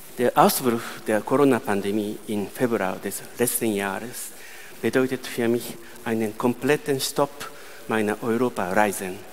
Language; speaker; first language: German; non-native, fluent; Japanese